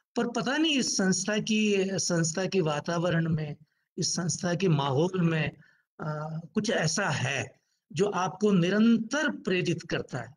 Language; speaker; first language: Hindi; native; Hindi